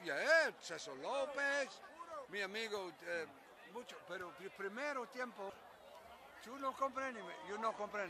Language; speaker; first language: Spanish; non-native, learner; English